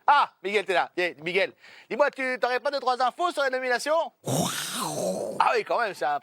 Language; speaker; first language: French; native; French